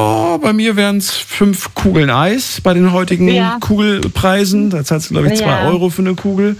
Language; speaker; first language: German; native; German